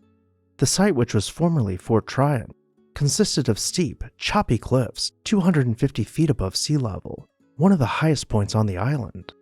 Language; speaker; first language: English; native; English